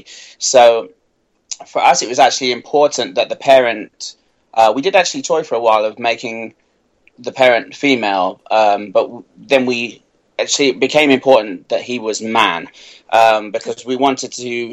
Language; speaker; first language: English; native; English